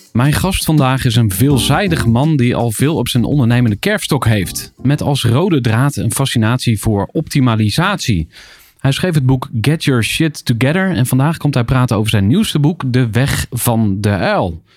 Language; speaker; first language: Dutch; native; Dutch